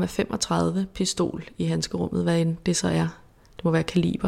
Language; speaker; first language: Danish; native; Danish